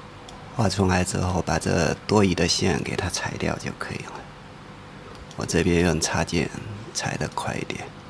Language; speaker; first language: Chinese; native; Chinese